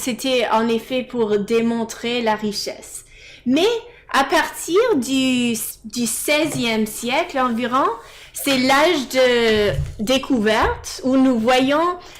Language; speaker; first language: French; non-native, fluent; English